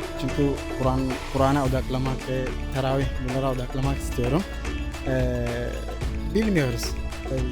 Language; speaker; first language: Turkish; non-native, learner; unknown